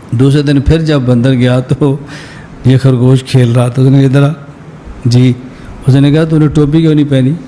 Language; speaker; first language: Urdu; non-native, local second language; Punjabi